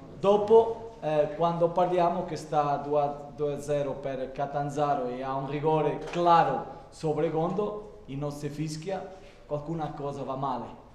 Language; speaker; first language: Italian; non-native, learner; Portuguese